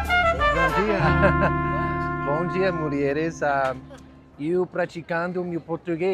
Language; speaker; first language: Portuguese; non-native, learner; English